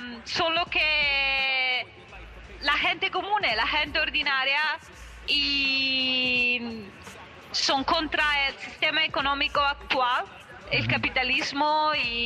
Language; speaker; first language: Spanish; non-native, fluent; Italian